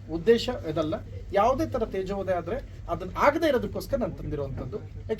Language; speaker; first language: Kannada; native; Kannada